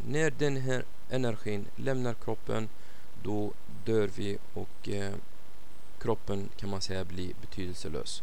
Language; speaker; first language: Swedish; non-native, fluent; Arabic